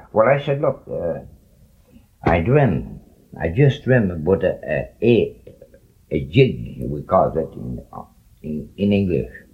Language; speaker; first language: English; non-native, local second language; French